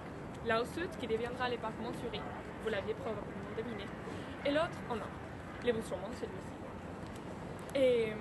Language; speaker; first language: French; native; French